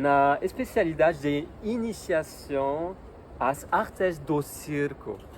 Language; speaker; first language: Portuguese; non-native, learner; French